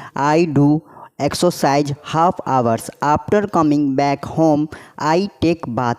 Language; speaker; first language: English; non-native, learner; Hindi